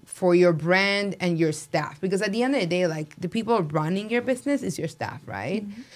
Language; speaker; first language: English; non-native, fluent; Spanish